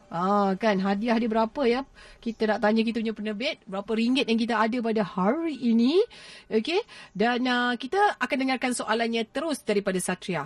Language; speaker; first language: Malay; native; Malay